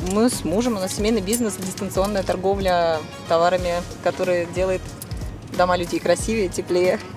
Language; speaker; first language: Russian; native; Russian